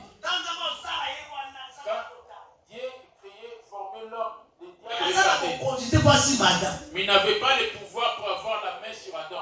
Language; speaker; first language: French; non-native, local second language; Lingala